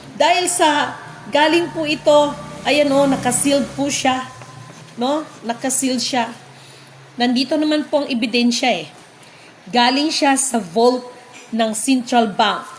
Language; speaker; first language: Filipino; non-native, local second language; Cebuano